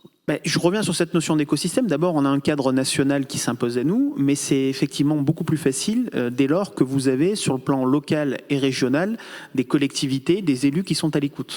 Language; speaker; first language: French; native; French